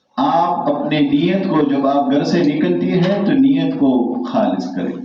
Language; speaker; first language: Urdu; non-native, local second language; Pashto